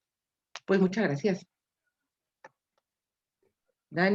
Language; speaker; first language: Spanish; native; Spanish